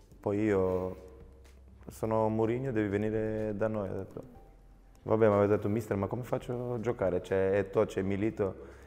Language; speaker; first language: Italian; non-native, fluent; Macedonian